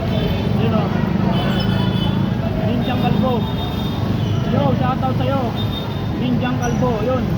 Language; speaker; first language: Filipino; native; Filipino